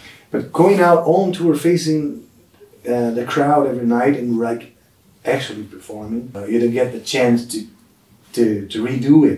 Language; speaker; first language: English; non-native, fluent; Portuguese